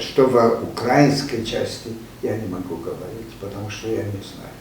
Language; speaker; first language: Russian; non-native, fluent; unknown